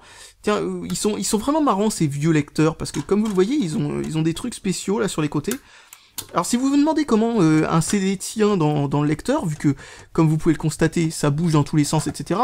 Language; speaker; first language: French; native; French